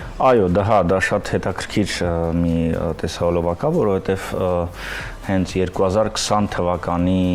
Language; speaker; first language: Armenian; early bilingual, heritage; Armenian